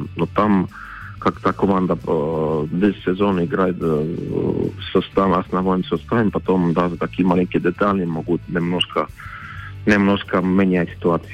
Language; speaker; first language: Russian; non-native, fluent; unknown